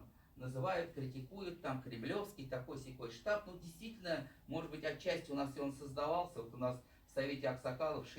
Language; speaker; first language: Russian; native; Russian